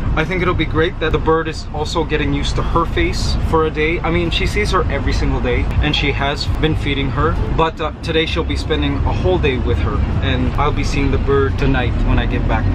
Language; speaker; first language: English; native; English